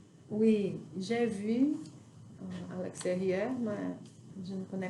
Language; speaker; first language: French; non-native, learner; Portuguese